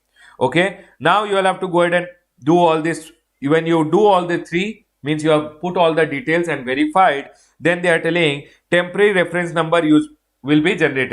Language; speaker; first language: English; non-native, local second language; Hindi